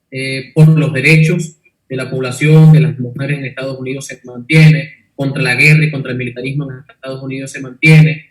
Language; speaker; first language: Spanish; native; Spanish